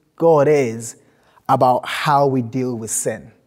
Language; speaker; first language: English; non-native, local second language; Akan